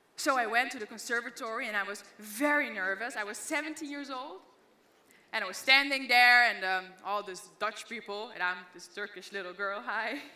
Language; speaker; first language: English; non-native, fluent; Dutch